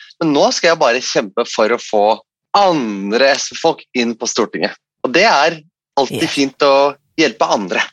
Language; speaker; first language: Norwegian; non-native, fluent; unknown